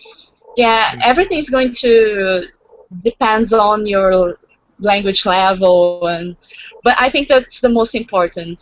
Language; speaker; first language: English; non-native, fluent; Portuguese